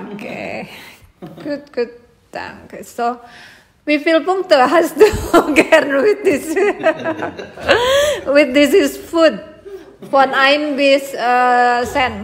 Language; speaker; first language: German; non-native, learner; Indonesian